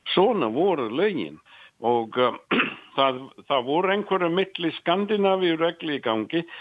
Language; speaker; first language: Icelandic; non-native, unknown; English